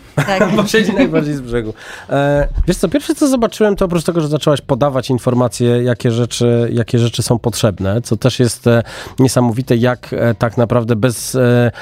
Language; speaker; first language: Polish; native; Polish